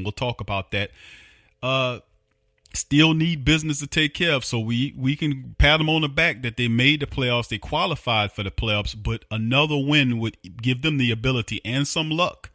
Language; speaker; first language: English; native; English